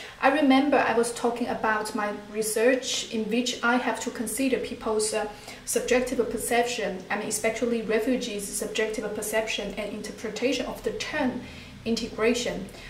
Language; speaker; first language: English; non-native, fluent; Chinese